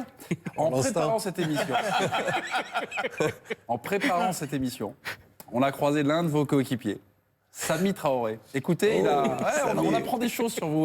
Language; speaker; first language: French; native; French